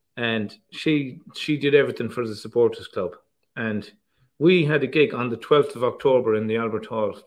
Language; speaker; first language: English; native; English